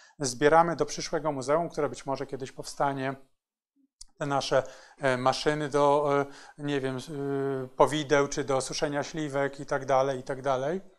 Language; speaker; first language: Polish; native; Polish